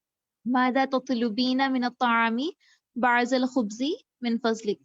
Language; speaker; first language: Arabic; non-native, learner; Urdu